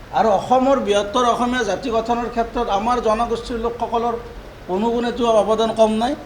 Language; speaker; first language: Assamese; native; Assamese